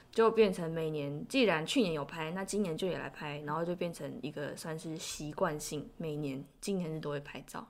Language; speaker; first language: Chinese; native; Chinese